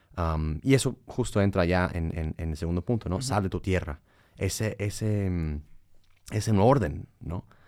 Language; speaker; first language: Spanish; early bilingual, heritage; Spanish